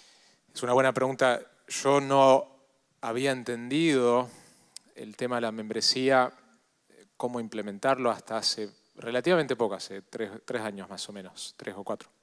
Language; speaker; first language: Spanish; native; Spanish